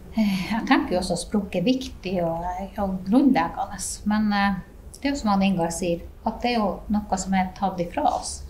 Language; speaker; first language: Norwegian; native; Norwegian